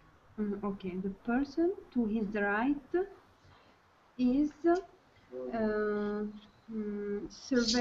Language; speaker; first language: English; non-native, learner; Arabic